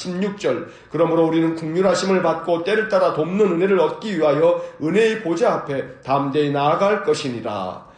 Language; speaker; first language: Korean; native; Korean